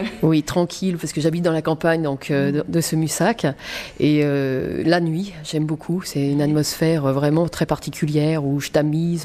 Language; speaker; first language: French; native; French